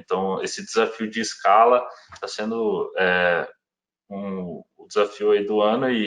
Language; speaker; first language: Portuguese; native; Portuguese